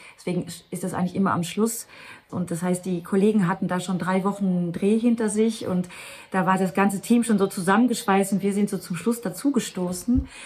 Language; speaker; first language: German; non-native, local second language; Luxembourgish